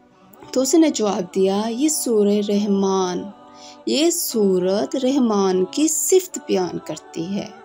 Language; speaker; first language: Urdu; native; Urdu